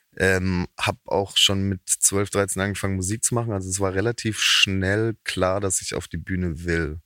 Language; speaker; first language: German; native; German